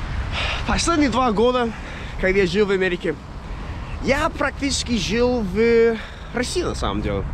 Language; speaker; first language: Russian; non-native, fluent; English